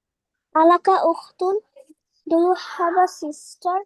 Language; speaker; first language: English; non-native, learner; Bangla